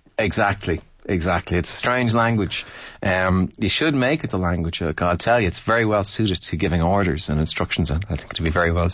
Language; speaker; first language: English; native; English